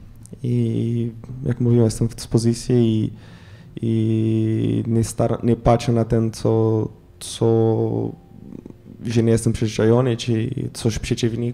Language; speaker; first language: Polish; non-native, fluent; Portuguese